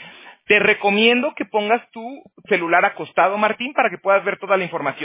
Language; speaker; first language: Spanish; native; Spanish